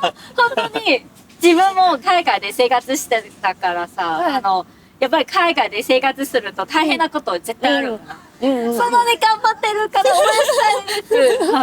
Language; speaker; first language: Japanese; non-native, learner; Cantonese